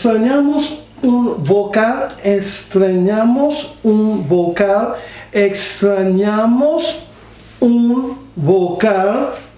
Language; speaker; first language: Spanish; non-native, learner; English